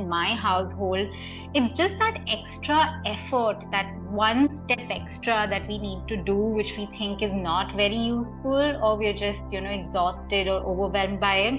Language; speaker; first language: English; non-native, local second language; Hindi